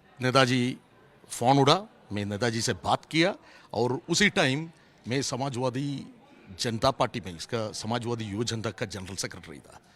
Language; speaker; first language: Hindi; non-native, local second language; Malayalam